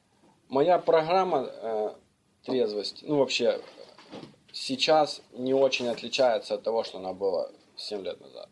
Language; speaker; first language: Russian; native; Russian